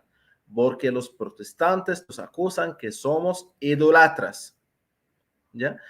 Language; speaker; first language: Spanish; non-native, fluent; Arabic